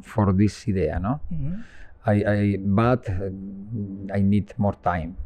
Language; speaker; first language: English; non-native, learner; Spanish